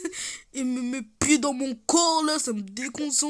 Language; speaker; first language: French; native; French